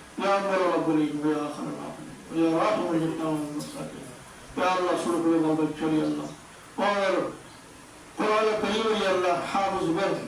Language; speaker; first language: Arabic; non-native, learner; Bangla